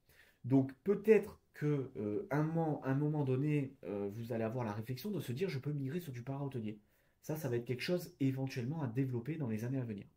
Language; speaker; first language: French; native; French